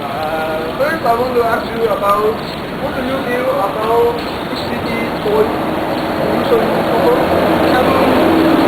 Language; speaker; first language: English; non-native, learner; Cantonese